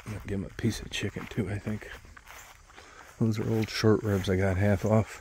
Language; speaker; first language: English; native; English